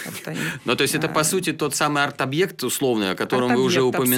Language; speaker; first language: Russian; native; Russian